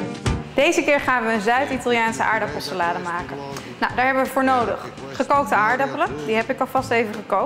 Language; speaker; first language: Dutch; non-native, fluent; Italian